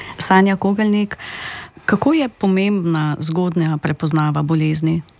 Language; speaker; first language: Slovenian; native; Slovenian